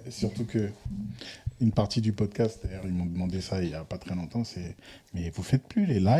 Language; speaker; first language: French; native; French